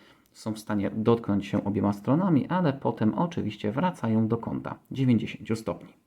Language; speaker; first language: Polish; native; Polish